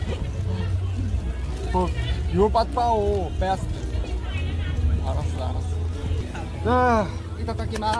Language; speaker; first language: Korean; native; Korean